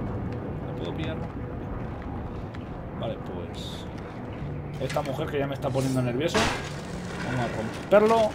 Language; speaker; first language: Spanish; native; Spanish